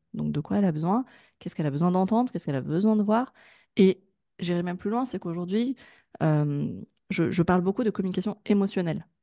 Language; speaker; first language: French; native; French